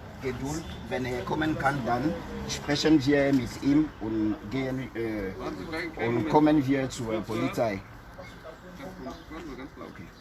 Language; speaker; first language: German; non-native, fluent; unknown